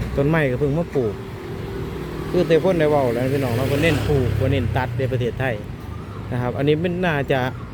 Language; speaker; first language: Thai; native; Thai